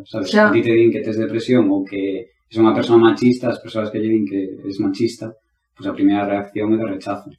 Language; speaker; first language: Galician; non-native, local second language; Spanish